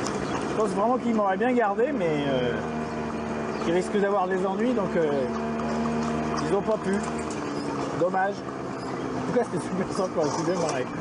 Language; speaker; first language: French; native; French